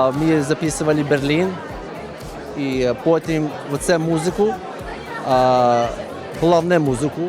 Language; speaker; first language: Ukrainian; non-native, learner; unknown